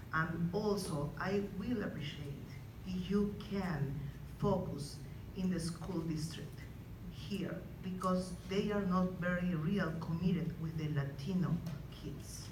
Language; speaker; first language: English; non-native, fluent; Spanish